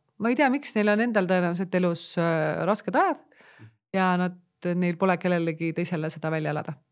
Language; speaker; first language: Estonian; native; Estonian